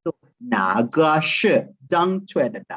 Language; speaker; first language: Chinese; non-native, fluent; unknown